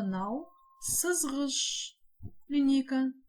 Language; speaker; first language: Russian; non-native, local second language; Kazakh